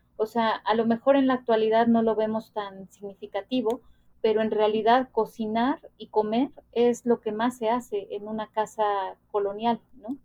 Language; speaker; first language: Spanish; native; Spanish